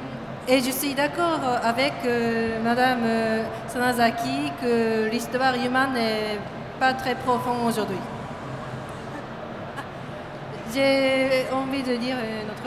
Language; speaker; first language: French; non-native, fluent; Japanese